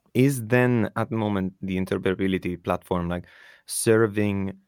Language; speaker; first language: English; non-native, fluent; Italian